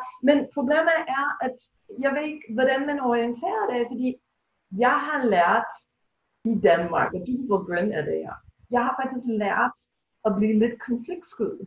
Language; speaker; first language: Danish; non-native, fluent; English